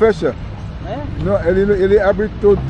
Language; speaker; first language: Spanish; non-native, learner; English